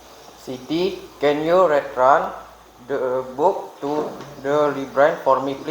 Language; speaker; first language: English; non-native, learner; Indonesian